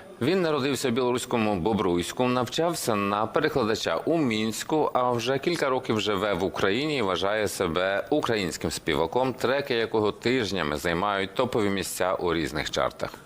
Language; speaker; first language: Ukrainian; native; Ukrainian